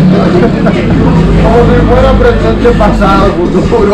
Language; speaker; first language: Spanish; native; Spanish